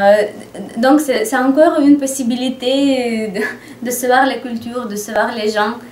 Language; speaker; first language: French; non-native, fluent; Russian